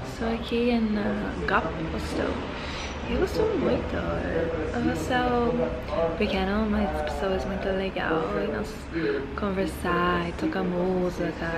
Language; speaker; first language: Portuguese; non-native, learner; English